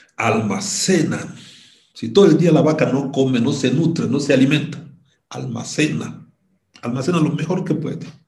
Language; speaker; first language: Spanish; non-native, fluent; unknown